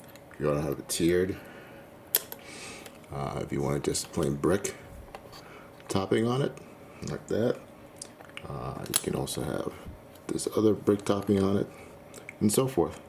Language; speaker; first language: English; native; English